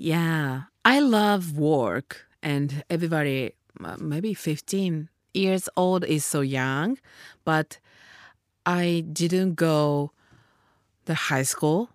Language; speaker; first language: English; non-native, learner; Japanese